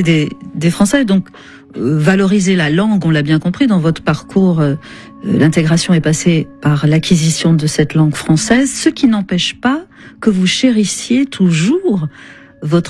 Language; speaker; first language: French; native; French